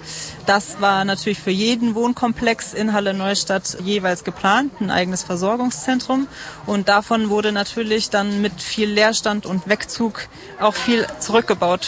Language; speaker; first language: German; native; German